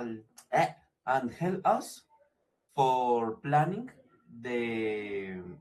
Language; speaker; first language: English; non-native, learner; Spanish